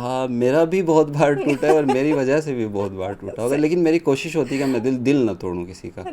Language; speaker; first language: Urdu; non-native, local second language; Balti